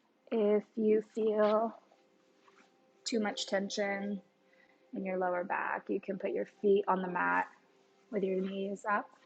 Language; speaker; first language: English; native; English